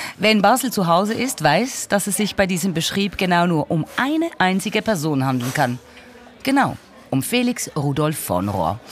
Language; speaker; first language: German; native; German